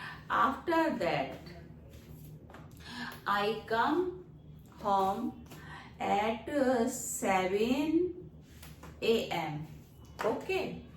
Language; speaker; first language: English; non-native, learner; Hindi